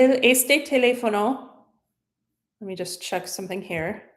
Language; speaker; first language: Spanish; non-native, fluent; English